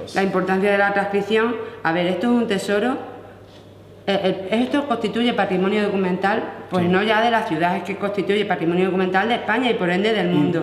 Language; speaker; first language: Spanish; native; Spanish